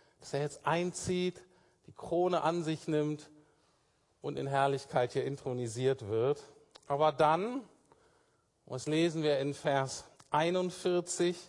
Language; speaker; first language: German; native; German